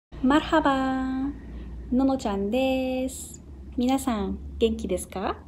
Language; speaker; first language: Japanese; non-native, fluent; Arabic